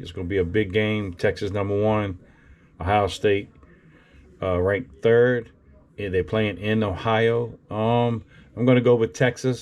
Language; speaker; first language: English; native; English